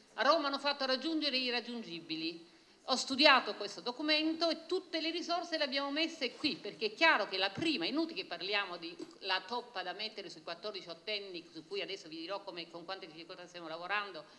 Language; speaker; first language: Italian; native; Italian